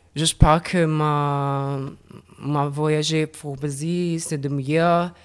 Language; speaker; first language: French; non-native, learner; Portuguese